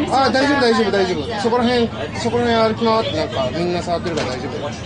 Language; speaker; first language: Japanese; non-native, learner; English